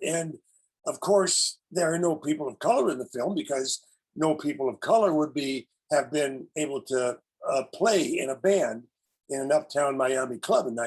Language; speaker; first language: English; native; English